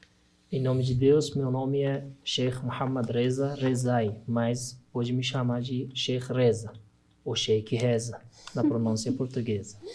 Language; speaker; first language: Portuguese; non-native, learner; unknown